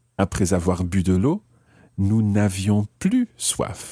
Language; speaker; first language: French; non-native, fluent; English